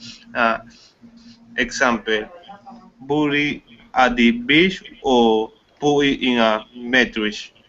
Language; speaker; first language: English; non-native, learner; Spanish